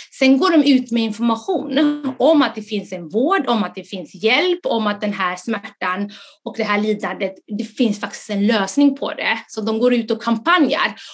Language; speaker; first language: Swedish; early bilingual, other home language; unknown